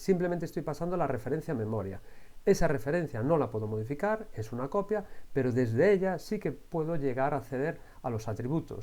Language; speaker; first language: Spanish; native; Spanish